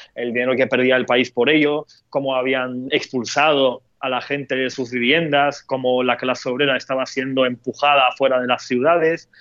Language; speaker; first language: Spanish; non-native, fluent; Turkish